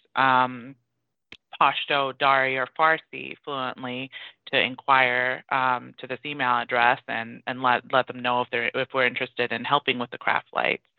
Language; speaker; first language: English; early bilingual, other home language; Persian